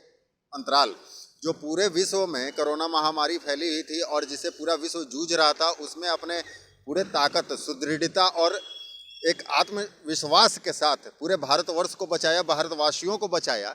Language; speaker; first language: Hindi; native; Hindi